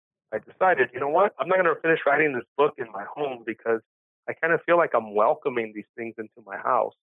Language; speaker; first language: English; early bilingual, other home language; Spanish